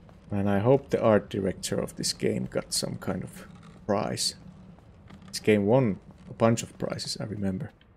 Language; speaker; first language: English; non-native, fluent; Finnish